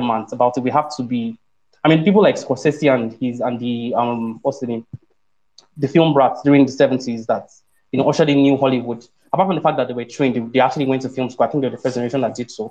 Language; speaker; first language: English; non-native, local second language; Yoruba